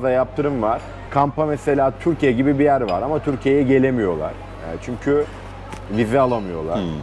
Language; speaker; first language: Turkish; native; Turkish